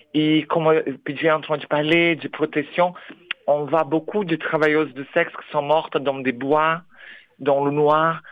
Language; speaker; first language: French; non-native, fluent; Portuguese